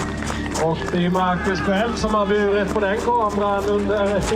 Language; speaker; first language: Swedish; native; Swedish